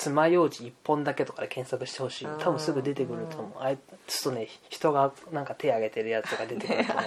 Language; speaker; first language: Japanese; native; Japanese